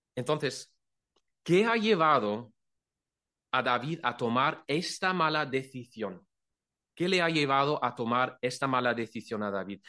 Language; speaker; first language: Spanish; non-native, fluent; German